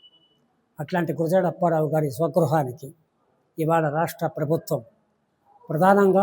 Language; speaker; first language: Telugu; native; Telugu